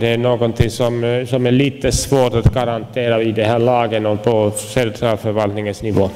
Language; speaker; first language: Swedish; non-native, local second language; Finnish